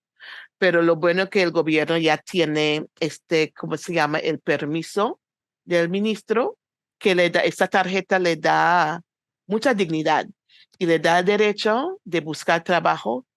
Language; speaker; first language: Spanish; non-native, fluent; English